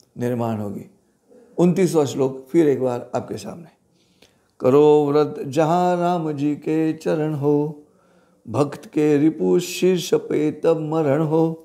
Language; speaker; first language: Hindi; non-native, local second language; Marathi